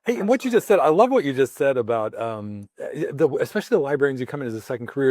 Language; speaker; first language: English; native; English